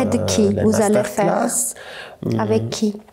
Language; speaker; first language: French; non-native, fluent; Armenian